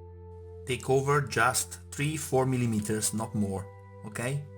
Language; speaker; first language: English; non-native, fluent; Italian